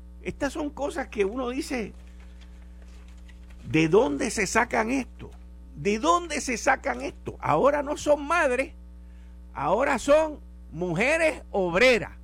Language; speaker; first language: Spanish; native; Spanish